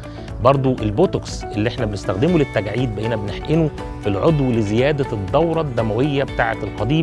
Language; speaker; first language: Arabic; native; Arabic